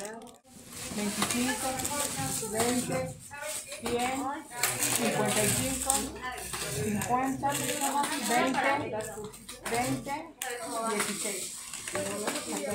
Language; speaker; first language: Spanish; native; Spanish